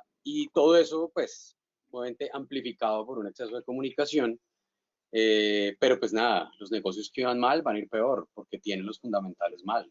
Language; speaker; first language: Spanish; native; Spanish